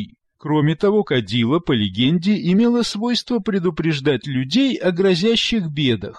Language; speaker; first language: Russian; native; Russian